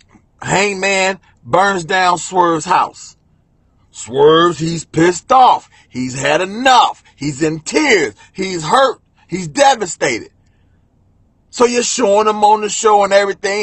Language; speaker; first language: English; native; English